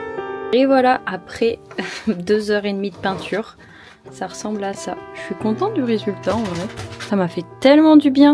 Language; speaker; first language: French; native; French